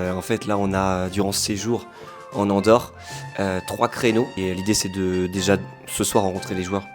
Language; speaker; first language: French; native; French